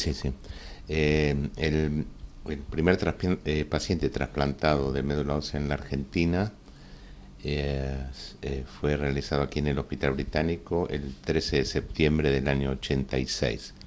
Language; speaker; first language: Spanish; native; Spanish